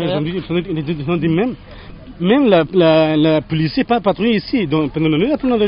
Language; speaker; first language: French; non-native, learner; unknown